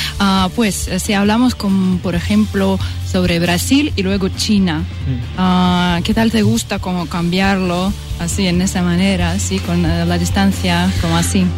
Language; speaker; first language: Spanish; non-native, learner; Russian